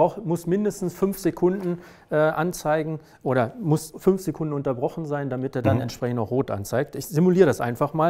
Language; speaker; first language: German; native; German